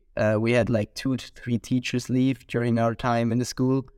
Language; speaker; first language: English; non-native, fluent; German